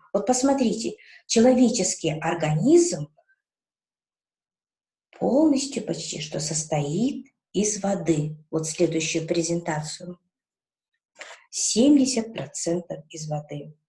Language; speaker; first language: Russian; non-native, local second language; Kazakh